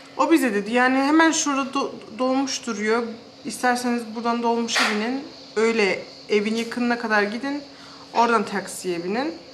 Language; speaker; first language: Turkish; early bilingual, heritage; Turkish